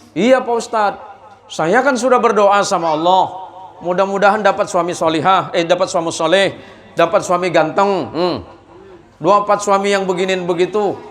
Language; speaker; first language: Indonesian; non-native, local second language; Madurese